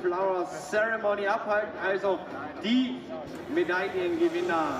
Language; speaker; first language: German; native; German